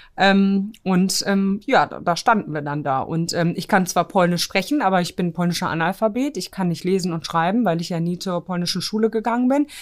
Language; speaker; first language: German; early bilingual, other home language; Polish